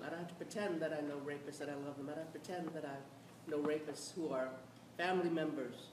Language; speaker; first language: English; native; English